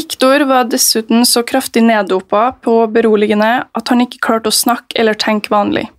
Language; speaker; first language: Norwegian; early bilingual, other home language; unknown